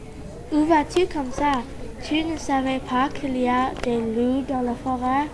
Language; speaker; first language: French; non-native, learner; English